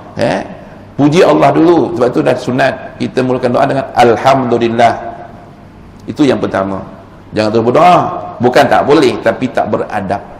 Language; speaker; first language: Malay; native; Malay